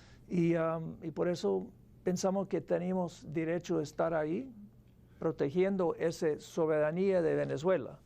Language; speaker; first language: Spanish; non-native, fluent; English